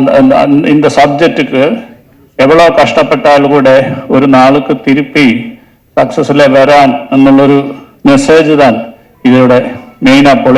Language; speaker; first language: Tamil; non-native, learner; Malayalam